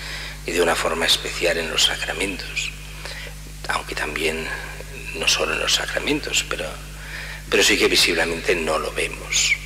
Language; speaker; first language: Spanish; native; Spanish